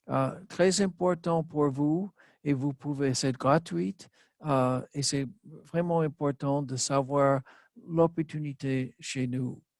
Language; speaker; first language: French; non-native, learner; English